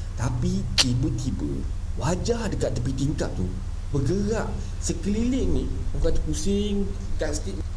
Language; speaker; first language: Malay; native; Malay